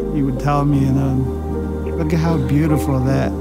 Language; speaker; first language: English; early bilingual, other home language; Spanish